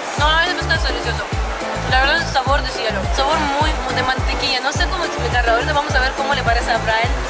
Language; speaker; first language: Spanish; non-native, fluent; Russian